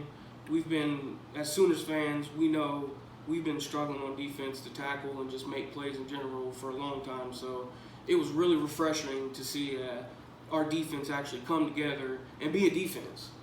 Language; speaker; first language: English; native; English